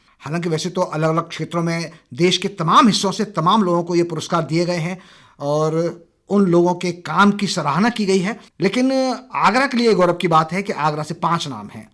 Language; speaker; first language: Hindi; native; Hindi